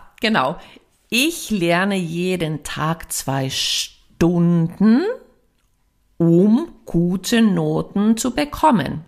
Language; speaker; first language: German; non-native, fluent; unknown